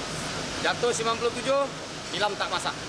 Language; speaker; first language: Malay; non-native, learner; Bangla